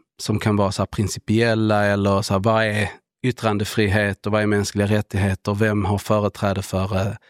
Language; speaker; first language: Swedish; early bilingual, other home language; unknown